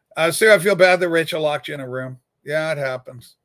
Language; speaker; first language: English; native; English